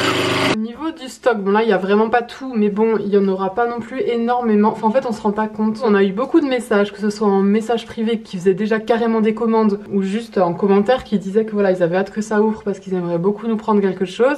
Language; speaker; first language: French; native; French